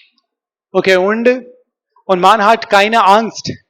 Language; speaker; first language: German; non-native, learner; Hindi